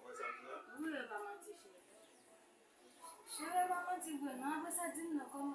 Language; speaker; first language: French; non-native, learner; Haitian Creole